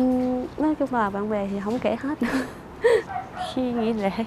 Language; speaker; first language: Vietnamese; early bilingual, heritage; Vietnamese